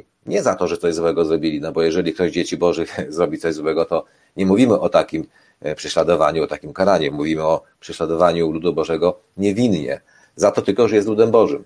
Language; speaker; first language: Polish; native; Polish